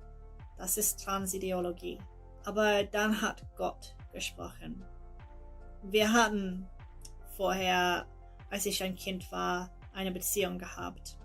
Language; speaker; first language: German; non-native, learner; English